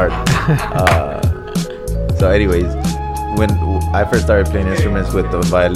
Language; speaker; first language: English; native; English